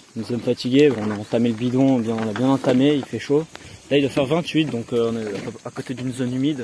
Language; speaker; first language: French; native; French